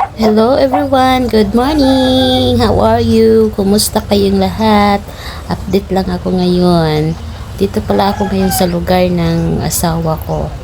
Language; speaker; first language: Filipino; non-native, local second language; Cebuano